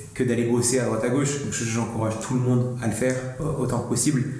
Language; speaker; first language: French; native; French